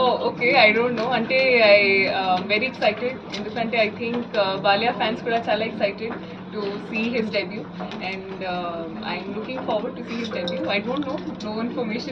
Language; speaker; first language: Telugu; non-native, learner; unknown